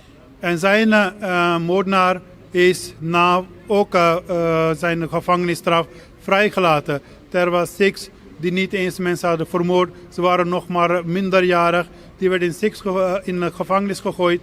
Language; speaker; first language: Dutch; non-native, fluent; Punjabi